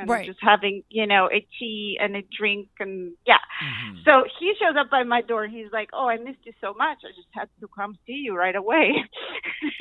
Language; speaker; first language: English; non-native, fluent; Russian